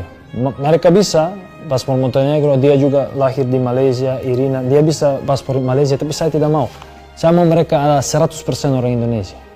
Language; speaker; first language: Indonesian; non-native, fluent; Serbian